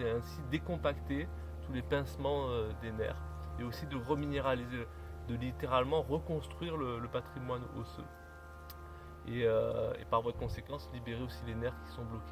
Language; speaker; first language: French; native; French